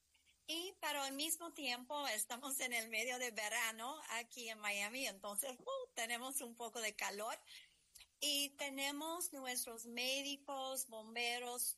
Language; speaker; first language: Spanish; non-native, fluent; English